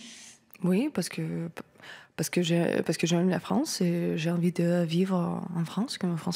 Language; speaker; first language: French; non-native, learner; Russian